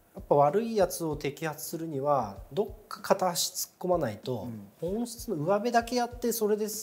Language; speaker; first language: Japanese; native; Japanese